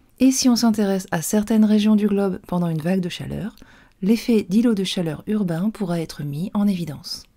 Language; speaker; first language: French; native; French